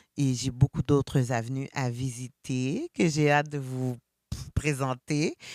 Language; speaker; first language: French; early bilingual, other home language; Haitian Creole